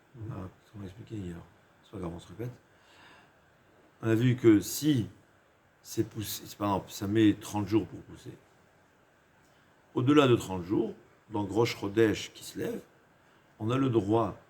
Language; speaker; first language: French; native; French